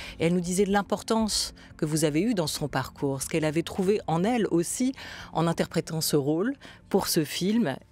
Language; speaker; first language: French; native; French